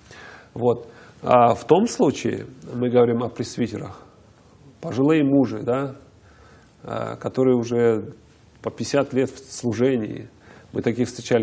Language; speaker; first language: Russian; native; Russian